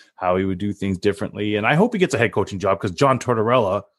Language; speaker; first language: English; native; English